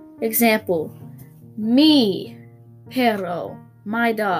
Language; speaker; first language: Spanish; non-native, learner; English